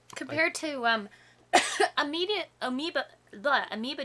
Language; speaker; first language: English; native; English